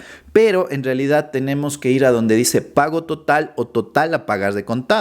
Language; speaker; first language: Spanish; native; Spanish